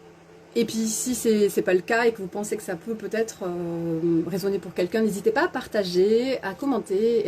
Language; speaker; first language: French; native; French